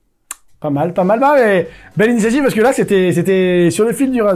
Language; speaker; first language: French; native; French